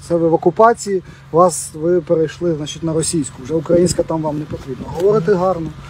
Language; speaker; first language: Ukrainian; native; Ukrainian